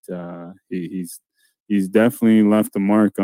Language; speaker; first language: English; non-native, fluent; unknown